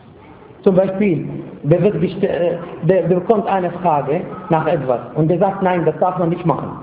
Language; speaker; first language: German; non-native, fluent; Arabic